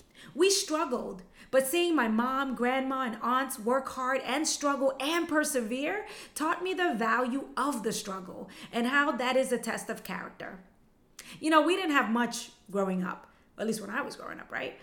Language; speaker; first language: English; early bilingual, other home language; Spanish